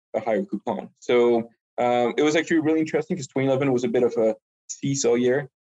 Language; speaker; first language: English; non-native, fluent; French